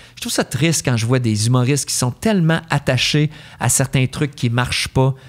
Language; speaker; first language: French; native; French